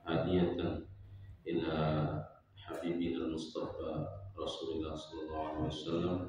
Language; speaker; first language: Arabic; non-native, fluent; Indonesian